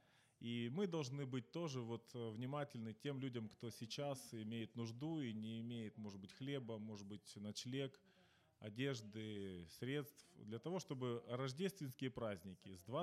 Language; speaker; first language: Russian; native; Russian